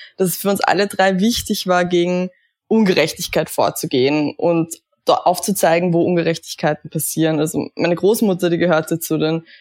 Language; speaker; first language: German; native; German